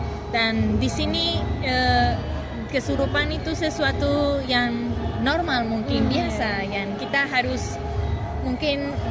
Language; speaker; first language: Indonesian; non-native, learner; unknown